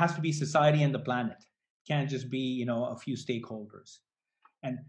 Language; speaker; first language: English; non-native, local second language; Hindi